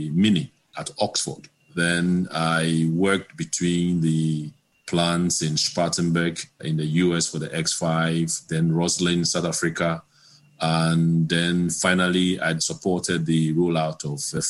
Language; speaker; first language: English; non-native, local second language; Akan